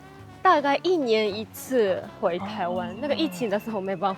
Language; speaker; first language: Chinese; non-native, fluent; Japanese